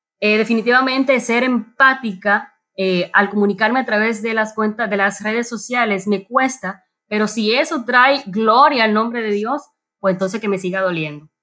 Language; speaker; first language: Spanish; native; Spanish